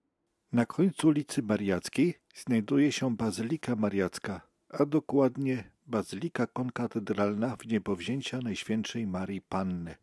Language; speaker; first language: Polish; native; Polish